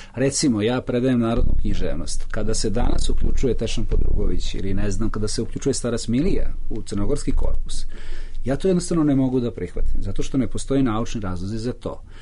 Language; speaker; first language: Serbian; native; Serbian